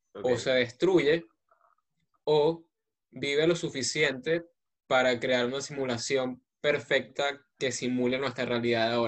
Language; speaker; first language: Spanish; native; Spanish